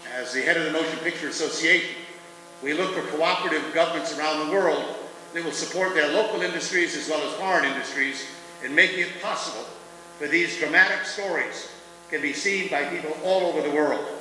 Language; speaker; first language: English; native; English